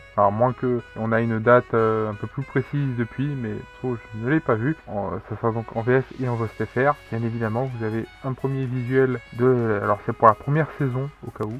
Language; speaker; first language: French; native; French